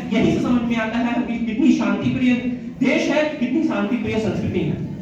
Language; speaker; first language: Hindi; native; Hindi